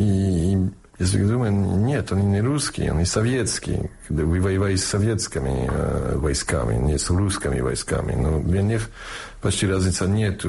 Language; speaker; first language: Russian; non-native, fluent; English